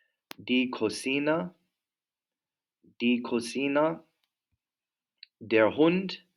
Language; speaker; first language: German; non-native, fluent; English